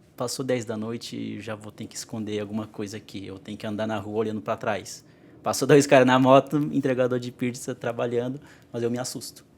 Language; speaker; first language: Portuguese; non-native, local second language; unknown